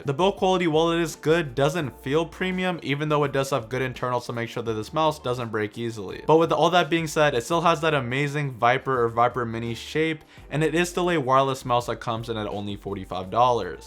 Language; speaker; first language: English; native; English